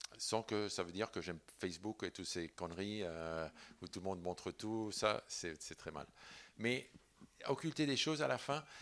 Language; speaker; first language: French; non-native, fluent; Spanish